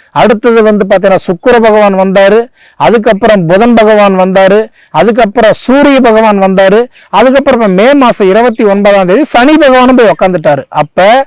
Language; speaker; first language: Tamil; native; Tamil